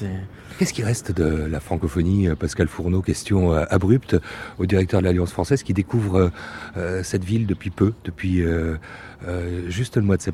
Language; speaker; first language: French; native; French